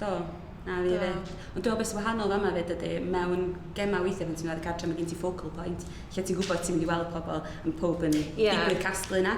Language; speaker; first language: Welsh; native; Welsh